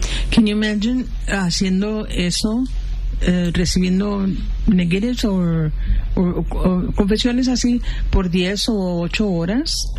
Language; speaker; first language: Spanish; early bilingual, heritage; Spanish